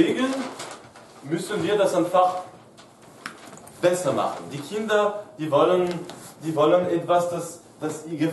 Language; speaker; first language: German; non-native, fluent; French